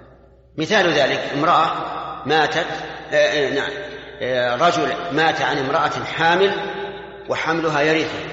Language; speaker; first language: Arabic; native; Arabic